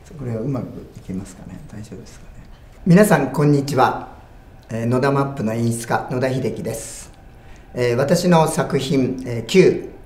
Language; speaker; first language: Japanese; native; Japanese